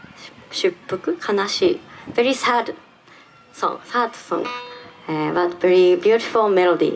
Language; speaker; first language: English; non-native, learner; Japanese